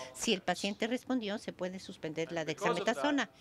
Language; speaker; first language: Spanish; non-native, fluent; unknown